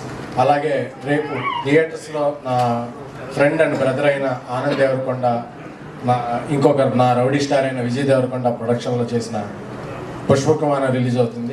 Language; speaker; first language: Telugu; native; Telugu